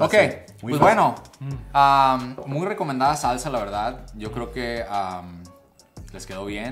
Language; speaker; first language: Spanish; native; Spanish